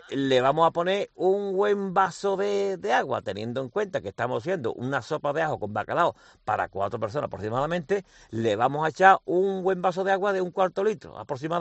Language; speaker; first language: Spanish; native; Spanish